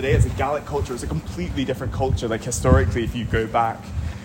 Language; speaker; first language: English; native; English